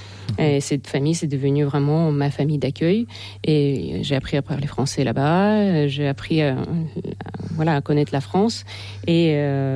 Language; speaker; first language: French; non-native, fluent; Ukrainian